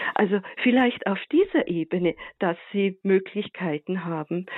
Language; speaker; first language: German; native; German